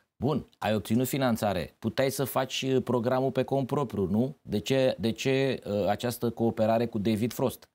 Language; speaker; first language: Romanian; native; Romanian